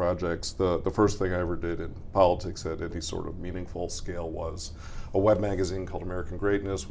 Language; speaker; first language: English; native; English